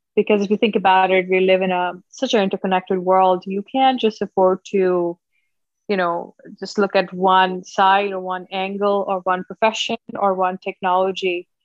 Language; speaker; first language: English; non-native, local second language; Punjabi